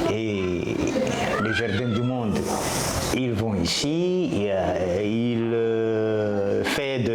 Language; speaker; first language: French; non-native, local second language; Malagasy